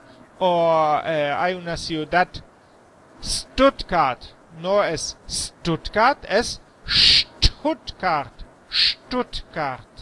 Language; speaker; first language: Spanish; non-native, learner; German